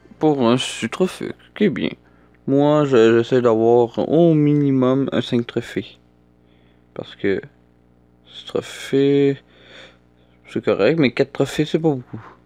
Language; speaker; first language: French; native; French